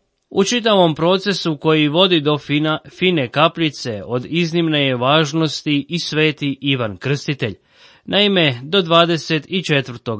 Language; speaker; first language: Croatian; native; Croatian